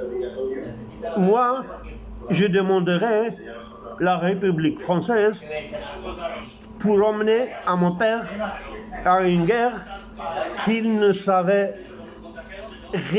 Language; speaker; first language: French; non-native, local second language; Arabic